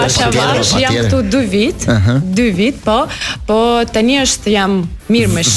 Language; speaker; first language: Albanian; non-native, learner; Belarusian